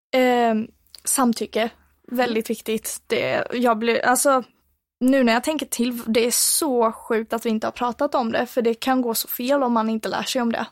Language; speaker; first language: Swedish; early bilingual, other home language; Romanian